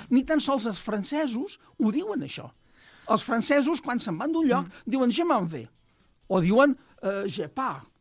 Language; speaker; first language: Catalan; native; Catalan